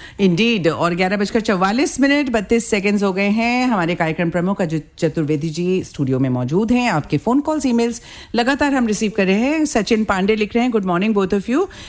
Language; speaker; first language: Hindi; native; Hindi